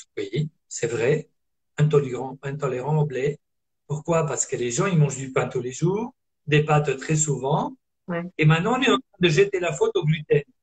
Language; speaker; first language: French; non-native, fluent; Italian